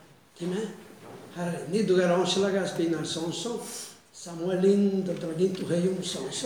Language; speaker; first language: Mongolian; non-native, fluent; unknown